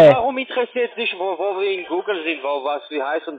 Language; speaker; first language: German; non-native, learner; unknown